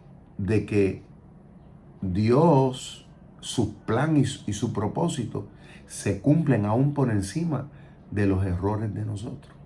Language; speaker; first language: Spanish; native; Spanish